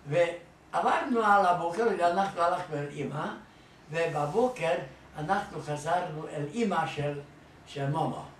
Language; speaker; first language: Hebrew; non-native, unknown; Hungarian